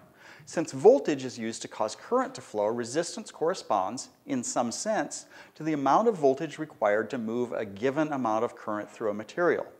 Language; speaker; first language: English; native; English